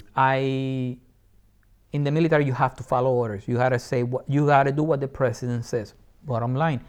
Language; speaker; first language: English; non-native, fluent; Spanish